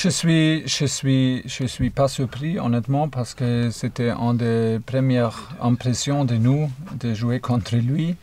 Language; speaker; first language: French; non-native, fluent; German